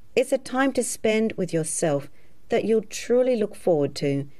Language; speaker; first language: English; native; English